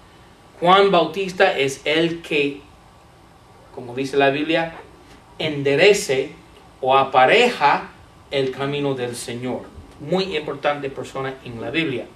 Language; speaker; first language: Spanish; non-native, fluent; English